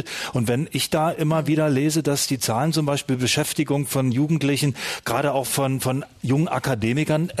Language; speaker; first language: German; native; German